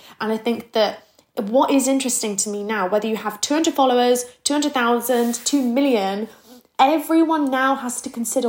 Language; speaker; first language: English; native; English